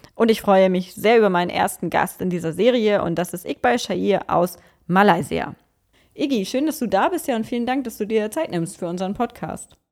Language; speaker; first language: German; native; German